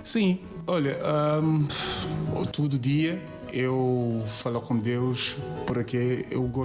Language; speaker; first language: Portuguese; non-native, learner; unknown